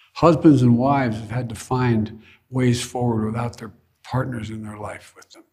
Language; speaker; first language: English; native; English